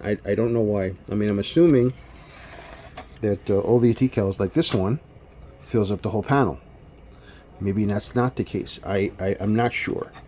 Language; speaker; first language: English; native; English